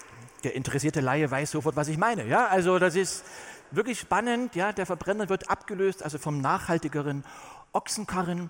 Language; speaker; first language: German; native; German